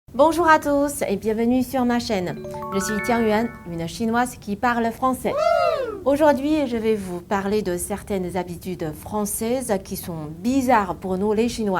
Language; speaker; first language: French; non-native, fluent; Chinese